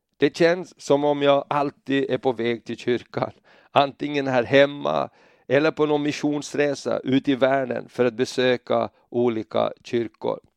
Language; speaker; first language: Swedish; native; Swedish